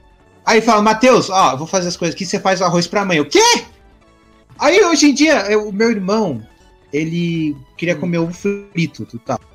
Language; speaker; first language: Portuguese; native; Portuguese